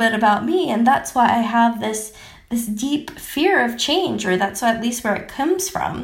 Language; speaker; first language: English; native; English